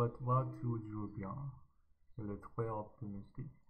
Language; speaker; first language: French; non-native, learner; Chinese